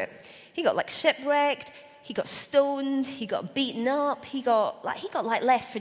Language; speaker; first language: English; native; English